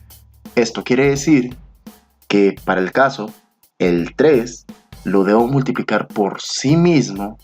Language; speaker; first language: Spanish; native; Spanish